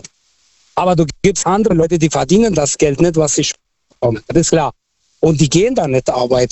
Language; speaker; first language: German; non-native, fluent; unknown